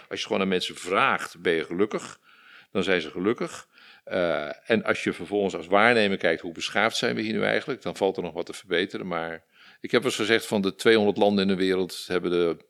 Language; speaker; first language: Dutch; native; Dutch